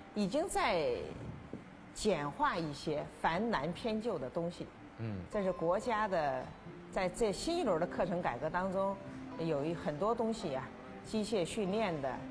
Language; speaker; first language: Chinese; native; Chinese